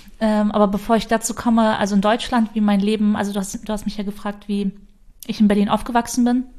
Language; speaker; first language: German; early bilingual, other home language; Kurdish